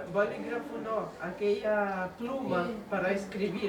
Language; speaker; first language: Spanish; non-native, learner; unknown